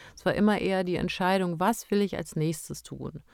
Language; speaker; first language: German; early bilingual, other home language; Romanian